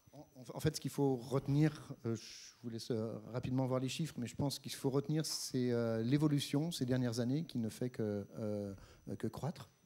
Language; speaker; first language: French; native; French